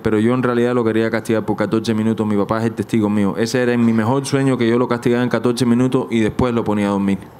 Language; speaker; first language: Spanish; early bilingual, heritage; Spanish